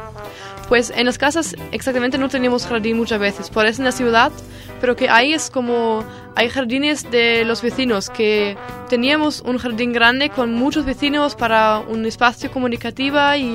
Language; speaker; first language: Spanish; non-native, learner; German